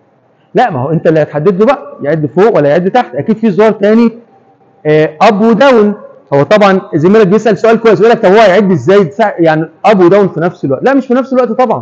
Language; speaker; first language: Arabic; native; Arabic